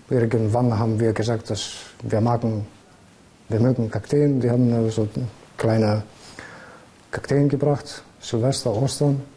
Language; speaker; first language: German; non-native, fluent; Greek